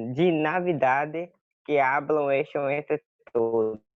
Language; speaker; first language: Spanish; non-native, learner; Portuguese